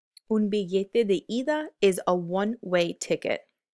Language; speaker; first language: English; native; English